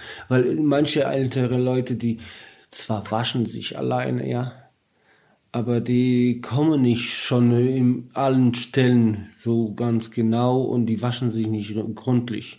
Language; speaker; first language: German; non-native, learner; Polish